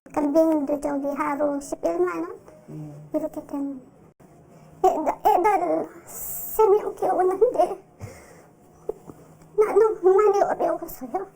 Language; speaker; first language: Korean; non-native, learner; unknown